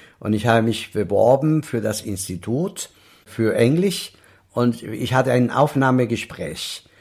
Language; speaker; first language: German; non-native, fluent; Spanish